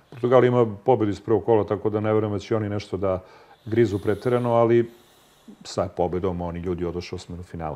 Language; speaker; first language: Serbian; native; Serbian